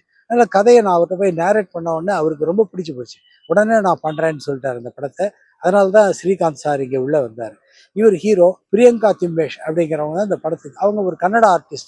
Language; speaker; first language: Tamil; native; Tamil